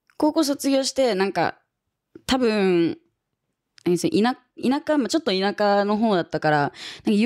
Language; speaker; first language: Japanese; early bilingual, other home language; English